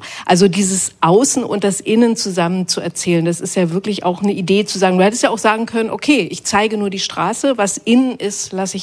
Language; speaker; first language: German; native; German